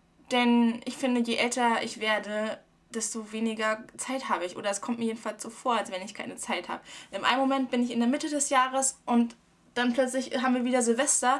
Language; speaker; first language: German; native; German